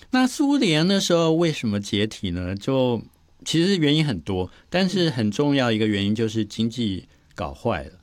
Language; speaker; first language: Chinese; native; Chinese